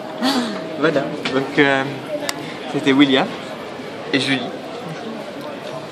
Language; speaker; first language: French; native; French